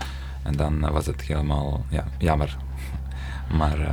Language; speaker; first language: Dutch; non-native, learner; Ukrainian